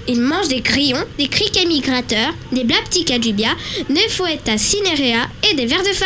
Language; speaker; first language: French; native; French